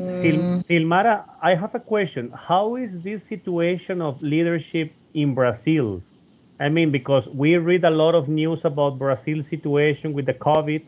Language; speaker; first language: English; non-native, fluent; Spanish